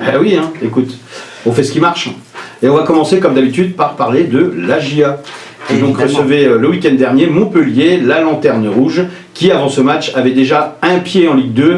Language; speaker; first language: French; native; French